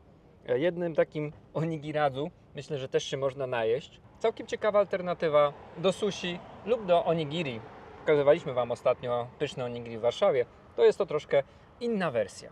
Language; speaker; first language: Polish; native; Polish